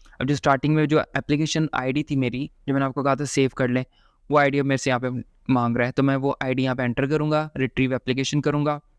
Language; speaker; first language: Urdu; native; Urdu